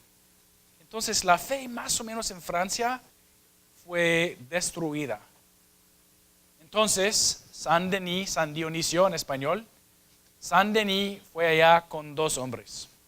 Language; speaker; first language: Spanish; non-native, fluent; English